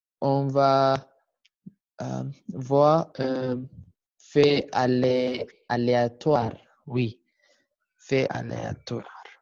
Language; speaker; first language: French; non-native, learner; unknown